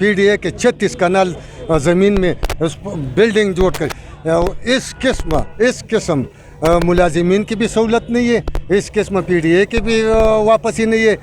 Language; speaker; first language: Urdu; non-native, local second language; Pashto